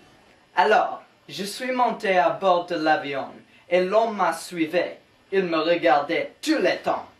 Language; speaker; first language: French; non-native, learner; English